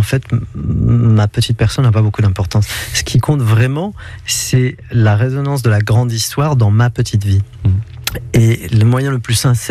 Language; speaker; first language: French; non-native, local second language; Kabyle